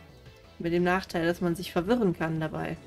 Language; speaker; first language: German; native; German